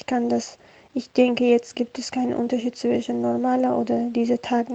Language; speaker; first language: German; non-native, learner; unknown